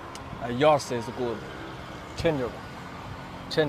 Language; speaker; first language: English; non-native, learner; Chinese